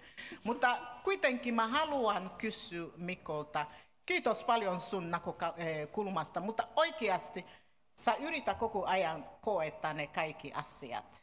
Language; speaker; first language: Finnish; non-native, learner; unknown